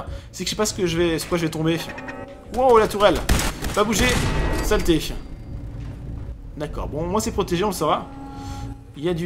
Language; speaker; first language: French; native; French